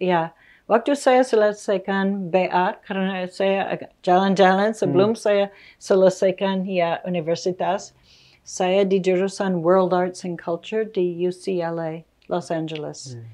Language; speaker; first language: Indonesian; non-native, fluent; English